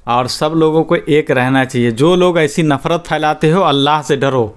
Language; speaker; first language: Hindi; native; Hindi